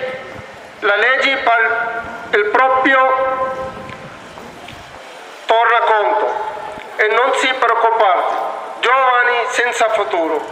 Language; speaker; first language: Italian; non-native, learner; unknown